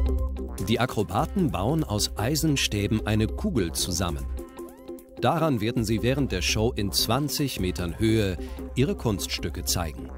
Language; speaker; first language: German; native; German